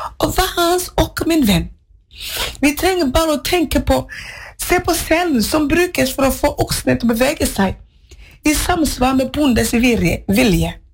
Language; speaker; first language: Norwegian; non-native, fluent; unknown